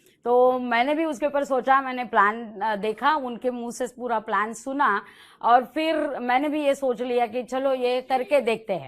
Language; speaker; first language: Hindi; non-native, local second language; Marathi